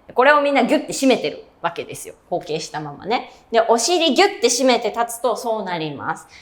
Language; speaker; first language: Japanese; native; Japanese